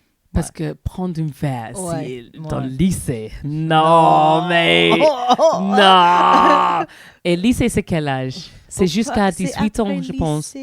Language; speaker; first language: French; non-native, learner; English